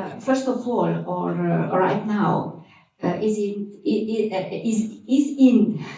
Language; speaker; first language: English; non-native, learner; Serbian